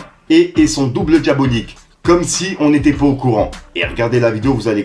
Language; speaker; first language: French; native; French